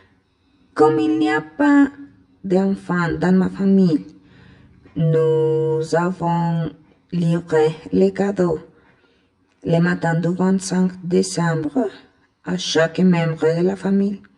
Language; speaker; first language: French; non-native, learner; Spanish